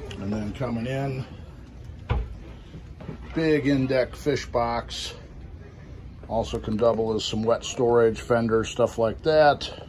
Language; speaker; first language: English; native; English